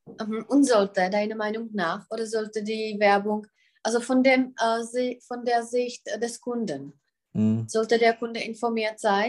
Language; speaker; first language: German; non-native, fluent; Czech